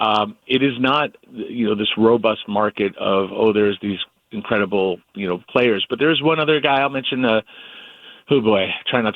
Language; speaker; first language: English; native; English